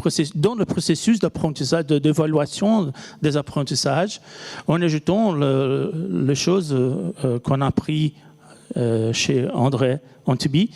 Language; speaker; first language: French; non-native, fluent; Portuguese